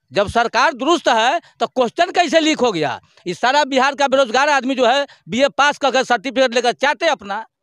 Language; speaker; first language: Hindi; native; Hindi